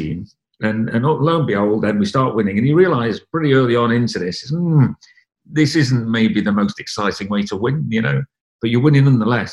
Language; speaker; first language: English; native; English